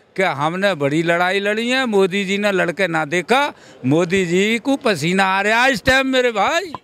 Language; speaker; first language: Hindi; native; Hindi